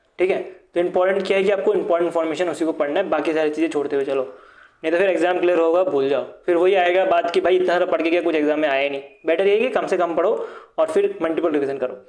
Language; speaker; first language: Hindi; non-native, local second language; Assamese